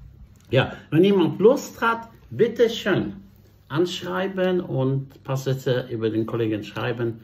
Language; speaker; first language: German; non-native, fluent; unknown